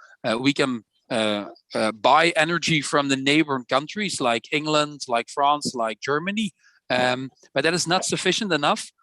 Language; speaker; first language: English; non-native, fluent; Dutch